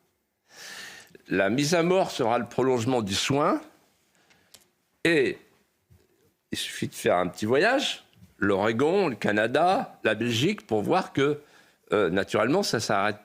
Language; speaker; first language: French; native; French